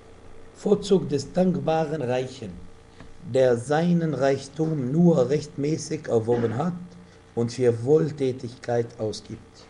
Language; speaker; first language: German; non-native, fluent; Arabic